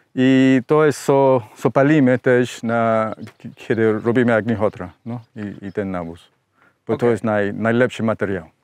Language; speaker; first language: Polish; non-native, learner; Spanish